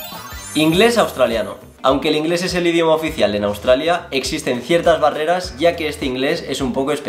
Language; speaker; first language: Spanish; native; Spanish